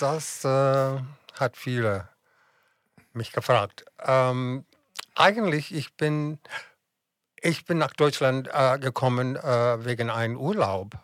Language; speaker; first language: German; non-native, fluent; English